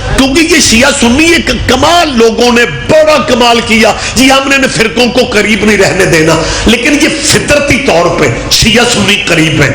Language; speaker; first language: Urdu; non-native, local second language; Punjabi